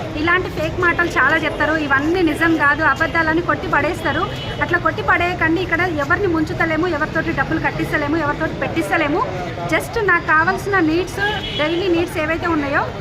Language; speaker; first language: Telugu; native; Telugu